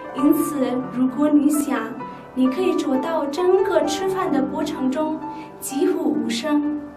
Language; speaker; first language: Chinese; non-native, fluent; Nepali